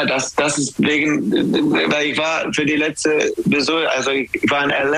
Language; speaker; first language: German; non-native, learner; English